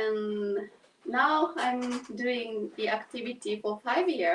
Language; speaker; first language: English; non-native, learner; Japanese